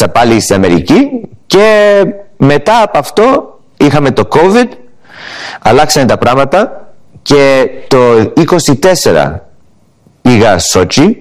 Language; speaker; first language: Greek; early bilingual, heritage; English